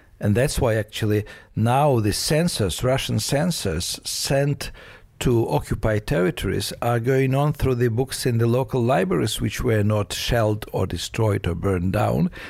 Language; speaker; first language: English; non-native, fluent; Russian